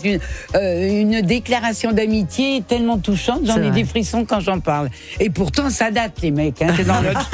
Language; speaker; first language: French; native; French